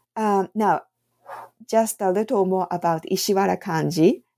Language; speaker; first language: English; non-native, fluent; Japanese